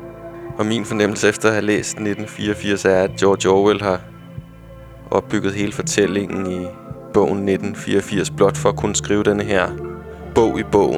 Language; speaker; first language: Danish; native; Danish